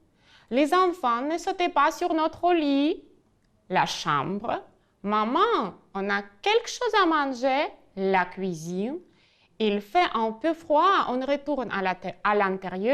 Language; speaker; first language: French; non-native, fluent; Ukrainian